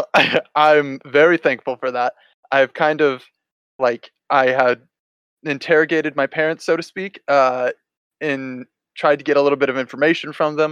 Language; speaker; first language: English; native; English